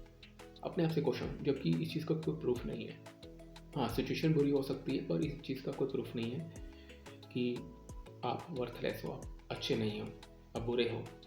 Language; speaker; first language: Hindi; non-native, local second language; Punjabi